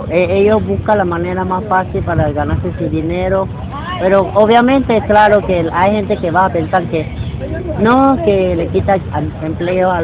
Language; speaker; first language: Spanish; non-native, learner; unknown